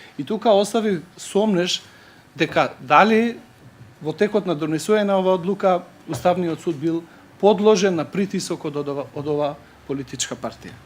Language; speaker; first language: Macedonian; non-native, local second language; Albanian